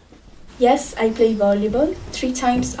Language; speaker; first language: English; non-native, learner; Italian